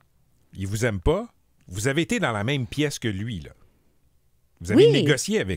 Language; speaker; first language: French; native; French